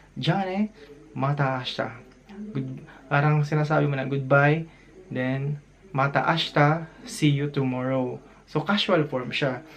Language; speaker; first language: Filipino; native; Filipino